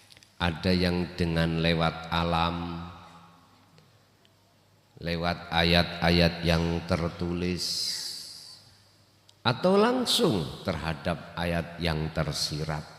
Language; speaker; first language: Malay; non-native, local second language; Javanese